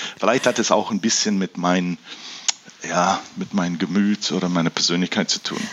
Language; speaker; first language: German; early bilingual, heritage; German